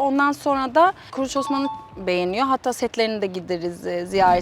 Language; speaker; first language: Turkish; early bilingual, heritage; Turkish